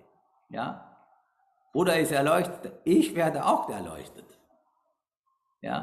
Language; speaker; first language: German; non-native, learner; Sinhala